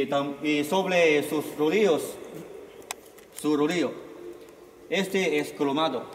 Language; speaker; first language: Spanish; non-native, learner; Chinese